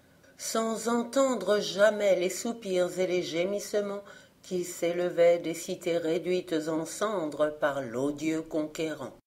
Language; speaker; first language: French; native; French